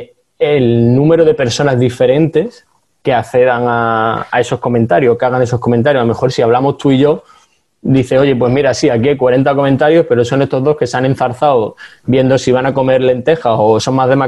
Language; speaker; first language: Spanish; native; Spanish